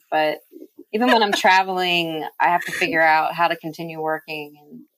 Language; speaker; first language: English; native; English